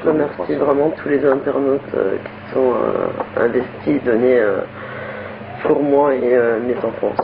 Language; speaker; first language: French; native; French